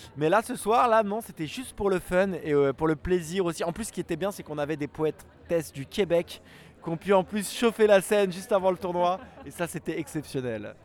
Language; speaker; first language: French; native; French